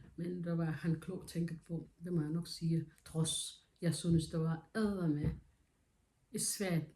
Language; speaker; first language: Danish; non-native, fluent; Somali